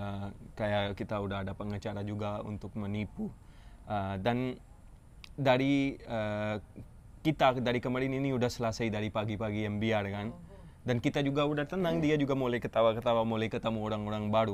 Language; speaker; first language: Indonesian; non-native, fluent; Urdu